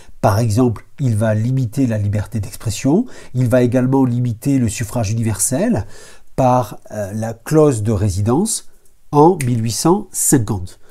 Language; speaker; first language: French; native; French